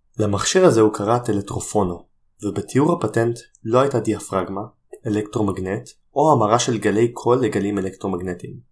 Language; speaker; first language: Hebrew; native; Hebrew